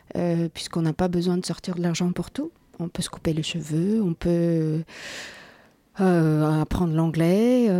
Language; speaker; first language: French; non-native, fluent; Bulgarian